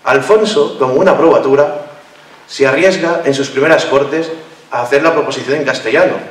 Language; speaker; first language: Spanish; non-native, local second language; Catalan